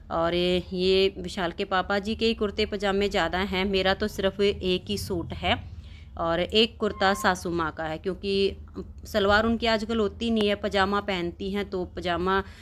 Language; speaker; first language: Hindi; native; Hindi